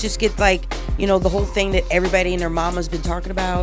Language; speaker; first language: English; native; English